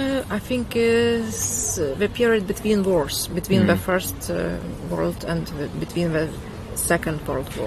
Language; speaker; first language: English; non-native, fluent; Lithuanian